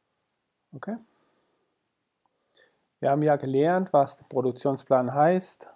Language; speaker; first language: German; non-native, fluent; Spanish